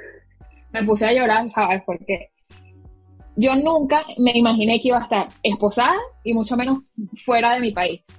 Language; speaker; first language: Spanish; native; Spanish